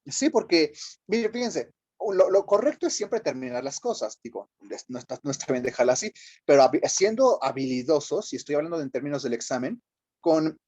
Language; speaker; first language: Spanish; native; Spanish